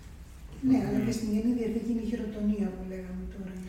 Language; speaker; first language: Greek; native; Greek